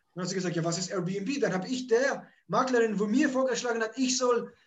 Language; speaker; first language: German; early bilingual, other home language; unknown